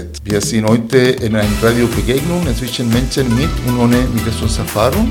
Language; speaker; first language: German; non-native, fluent; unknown